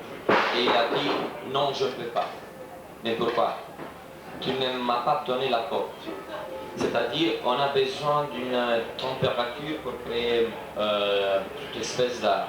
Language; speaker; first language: French; non-native, fluent; Romanian